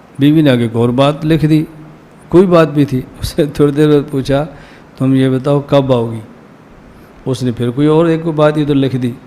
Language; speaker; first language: Urdu; non-native, local second language; Punjabi